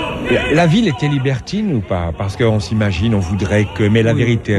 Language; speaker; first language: French; native; French